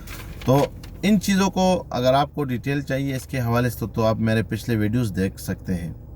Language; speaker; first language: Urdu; non-native, local second language; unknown